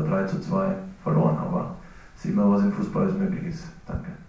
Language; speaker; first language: German; native; German